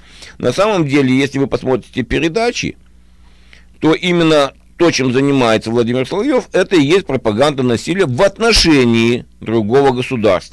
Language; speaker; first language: Russian; native; Russian